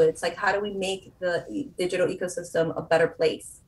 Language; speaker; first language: English; non-native, fluent; Spanish